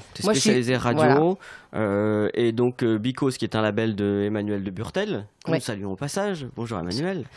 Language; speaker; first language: French; native; French